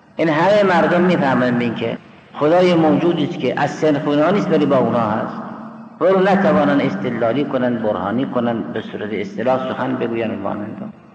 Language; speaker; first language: Persian; native; Persian